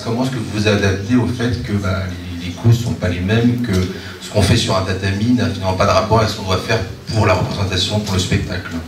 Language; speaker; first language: French; native; French